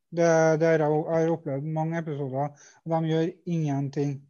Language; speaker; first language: Norwegian; native; Norwegian